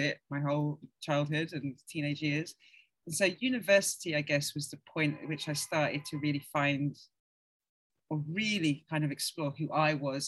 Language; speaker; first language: English; native; English